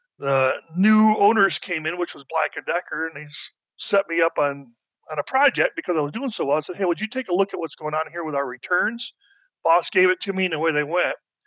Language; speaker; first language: English; native; English